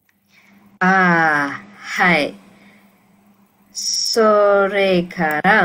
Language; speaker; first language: Japanese; non-native, learner; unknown